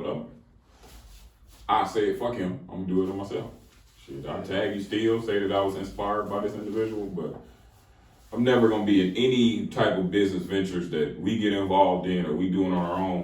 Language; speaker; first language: English; native; English